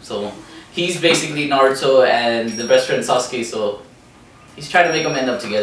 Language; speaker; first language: English; native; English